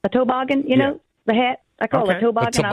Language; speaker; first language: English; native; English